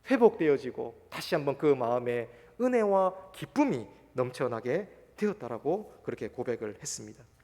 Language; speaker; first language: Korean; native; Korean